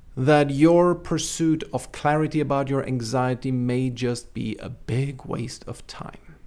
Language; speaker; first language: English; non-native, fluent; Czech